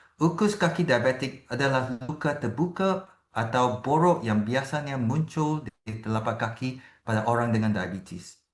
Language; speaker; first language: Malay; non-native, local second language; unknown